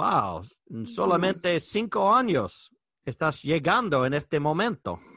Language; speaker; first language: Spanish; non-native, learner; English